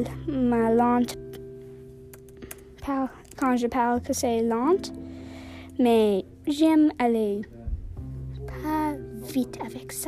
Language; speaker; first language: French; non-native, learner; English